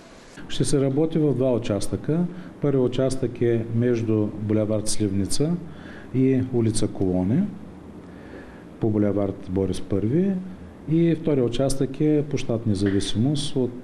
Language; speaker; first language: Bulgarian; native; Bulgarian